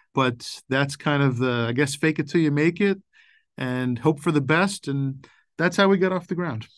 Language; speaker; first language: English; native; English